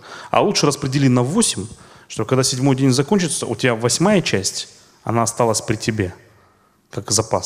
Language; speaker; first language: Russian; native; Russian